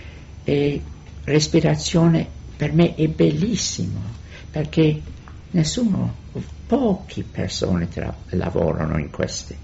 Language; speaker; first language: Italian; non-native, fluent; English